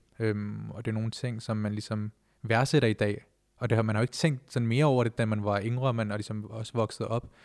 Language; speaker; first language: Danish; early bilingual, other home language; Punjabi